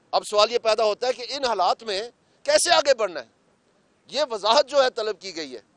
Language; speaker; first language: Urdu; non-native, local second language; Punjabi